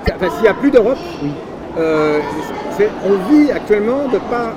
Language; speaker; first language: French; native; French